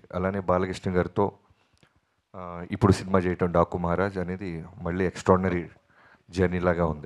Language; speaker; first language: Telugu; native; Telugu